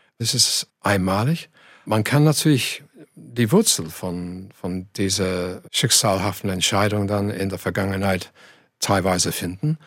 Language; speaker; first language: German; non-native, fluent; English